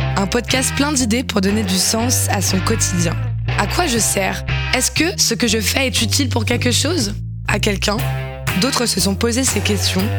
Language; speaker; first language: French; native; French